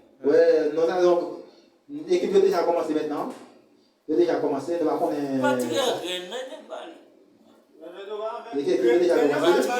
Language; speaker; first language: French; non-native, learner; Haitian Creole